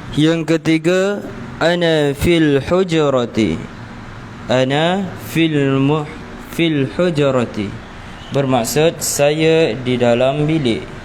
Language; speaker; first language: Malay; native; Malay